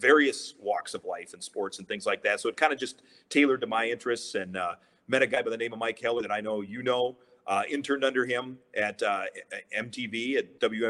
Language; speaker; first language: English; native; English